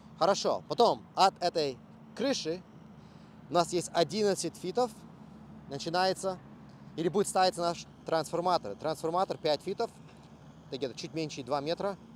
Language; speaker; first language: Russian; early bilingual, heritage; Russian